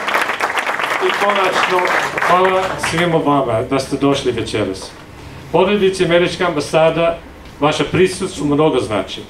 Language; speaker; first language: Serbian; non-native, fluent; English